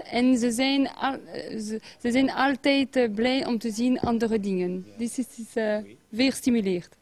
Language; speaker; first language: Dutch; non-native, learner; French